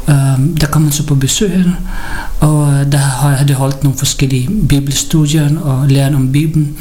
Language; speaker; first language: Danish; early bilingual, other home language; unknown